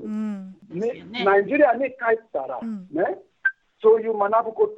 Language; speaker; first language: Japanese; non-native, fluent; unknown